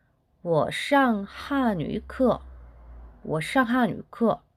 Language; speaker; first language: Chinese; non-native, fluent; Korean